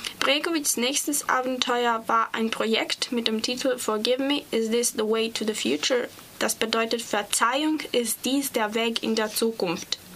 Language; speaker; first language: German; non-native, fluent; Serbian